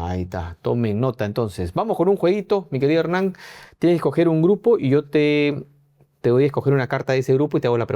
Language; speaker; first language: Spanish; native; Spanish